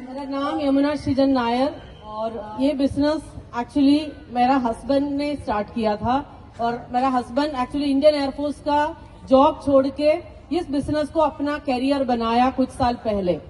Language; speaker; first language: Hindi; non-native, local second language; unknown